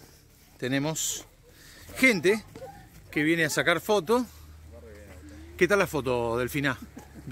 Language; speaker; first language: Spanish; native; Spanish